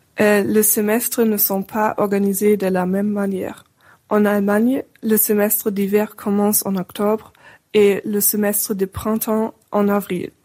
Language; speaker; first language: French; non-native, fluent; German